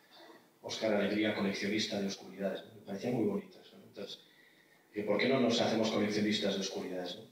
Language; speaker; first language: Spanish; native; Spanish